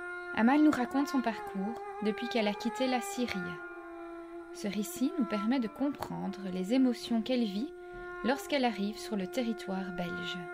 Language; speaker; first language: French; native; French